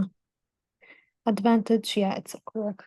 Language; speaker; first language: English; non-native, learner; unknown